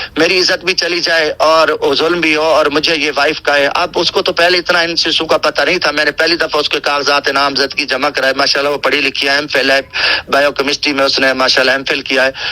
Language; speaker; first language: Urdu; non-native, local second language; Saraiki